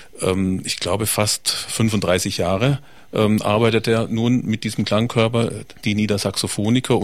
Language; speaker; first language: German; native; German